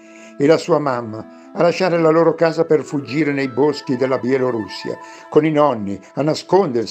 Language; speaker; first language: Italian; native; Italian